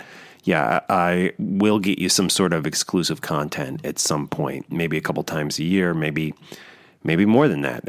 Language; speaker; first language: English; native; English